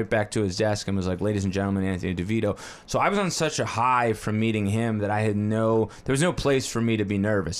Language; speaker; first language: English; native; English